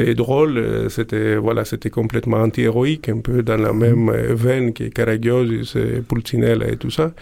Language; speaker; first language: French; non-native, fluent; Greek